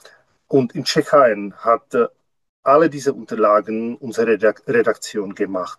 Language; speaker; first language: German; non-native, learner; Czech